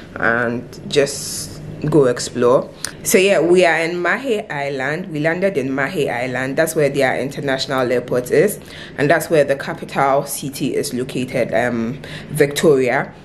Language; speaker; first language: English; non-native, local second language; Akan